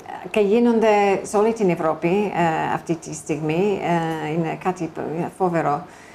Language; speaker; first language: Greek; non-native, fluent; English